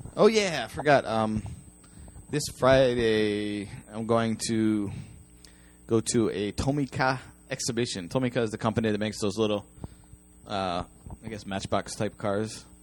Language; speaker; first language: English; native; English